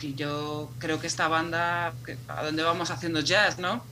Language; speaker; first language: Spanish; native; Spanish